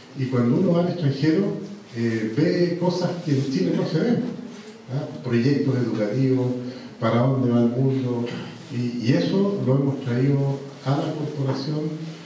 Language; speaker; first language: Spanish; native; Spanish